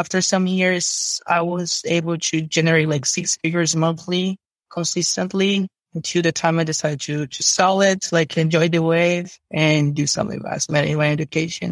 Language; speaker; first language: English; non-native, fluent; Portuguese